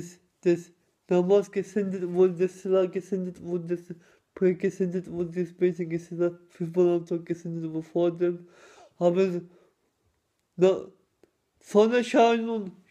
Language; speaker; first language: German; non-native, learner; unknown